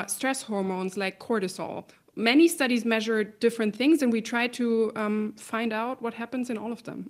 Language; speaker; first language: English; non-native, fluent; German